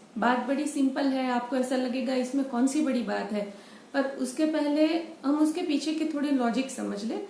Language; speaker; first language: Hindi; non-native, local second language; Gujarati